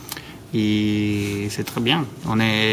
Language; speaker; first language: French; non-native, learner; Italian